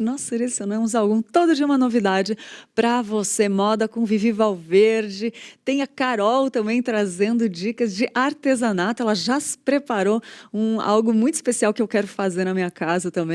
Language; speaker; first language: Portuguese; native; Portuguese